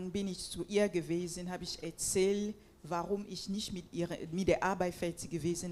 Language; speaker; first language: German; non-native, fluent; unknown